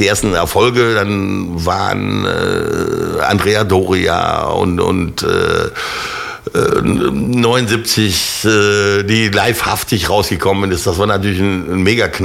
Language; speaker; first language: German; native; German